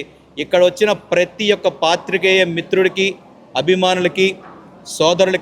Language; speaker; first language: Telugu; native; Telugu